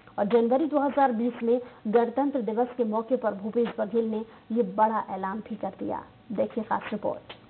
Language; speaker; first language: Hindi; native; Hindi